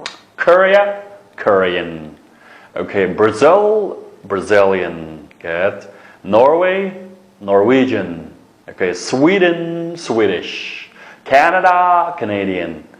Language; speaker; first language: English; non-native, fluent; Uyghur